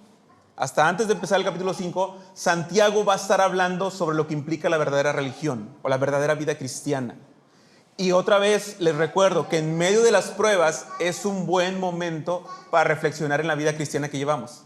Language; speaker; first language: Spanish; native; Spanish